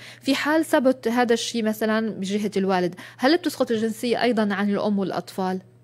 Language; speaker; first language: Arabic; native; Arabic